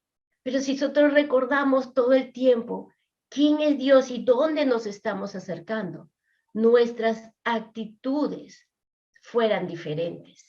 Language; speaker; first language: Spanish; native; Spanish